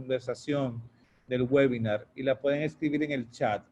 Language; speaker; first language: Spanish; native; Spanish